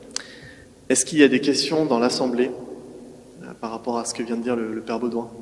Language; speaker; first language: French; native; French